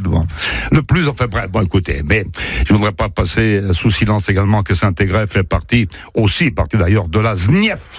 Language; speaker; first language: French; native; French